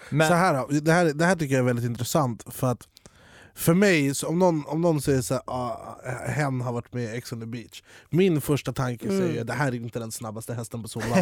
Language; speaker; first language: Swedish; native; Swedish